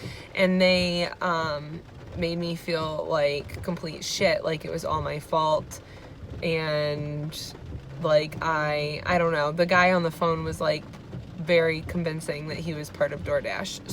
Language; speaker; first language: English; native; English